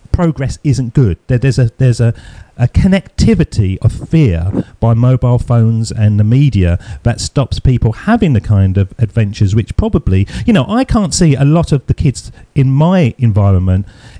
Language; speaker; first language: English; native; English